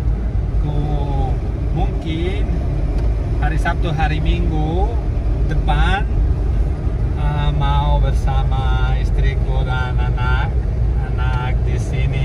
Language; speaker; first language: Indonesian; non-native, learner; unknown